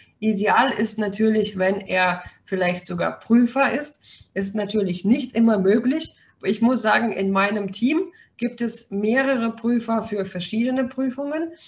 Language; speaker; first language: German; non-native, fluent; Russian